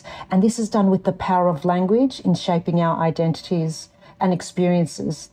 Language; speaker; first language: English; native; English